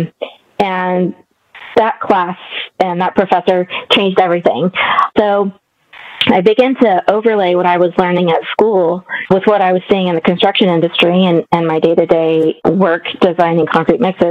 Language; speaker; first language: English; native; English